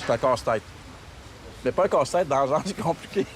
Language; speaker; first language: French; native; French